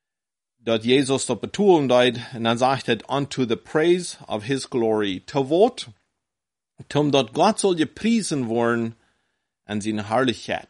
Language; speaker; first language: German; non-native, learner; Plautdietsch